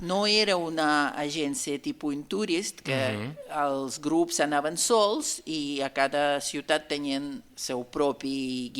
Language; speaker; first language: Catalan; non-native, fluent; Russian